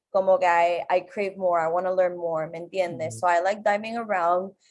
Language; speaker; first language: Spanish; native; Spanish